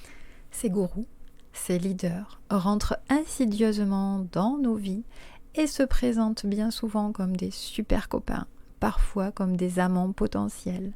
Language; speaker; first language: French; native; French